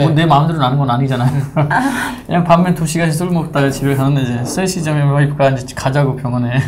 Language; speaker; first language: Korean; non-native, learner; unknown